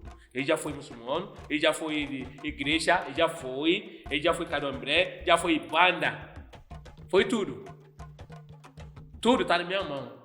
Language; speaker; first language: Portuguese; non-native, fluent; Yoruba